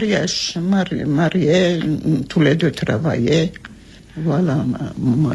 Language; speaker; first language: French; non-native, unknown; Armenian